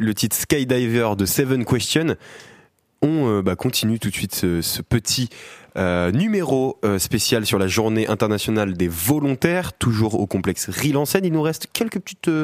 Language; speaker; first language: French; native; French